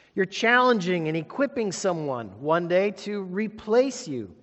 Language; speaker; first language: English; native; English